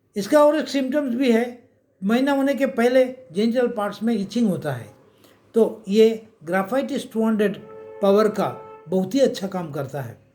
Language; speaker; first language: Hindi; non-native, local second language; Bangla